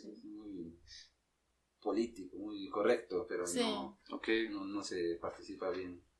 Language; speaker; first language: Spanish; native; Spanish